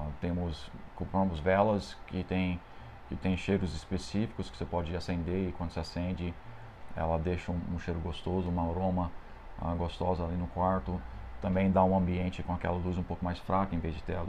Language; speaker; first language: Portuguese; non-native, fluent; English